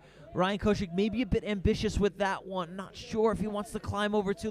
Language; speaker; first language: English; native; English